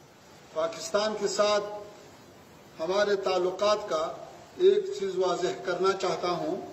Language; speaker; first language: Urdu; non-native, fluent; Pashto